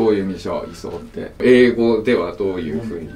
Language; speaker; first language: Japanese; native; Japanese